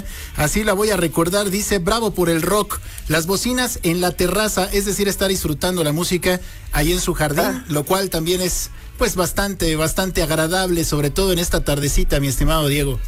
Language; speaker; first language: Spanish; native; Spanish